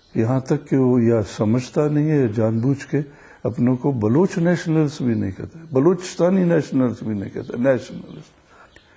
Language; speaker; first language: Urdu; non-native, local second language; Baluchi